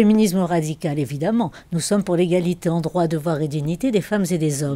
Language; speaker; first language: French; native; French